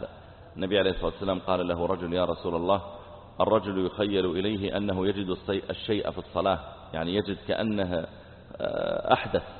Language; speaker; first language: Arabic; native; Arabic